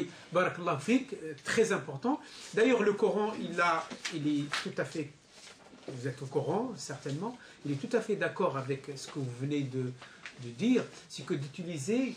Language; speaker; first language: French; non-native, local second language; Arabic